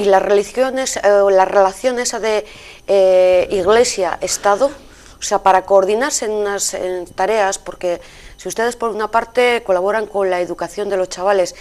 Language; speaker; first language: Spanish; native; Spanish